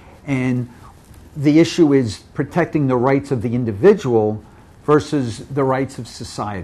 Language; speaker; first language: English; native; English